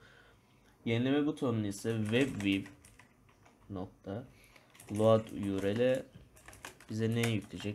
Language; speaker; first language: Turkish; native; Turkish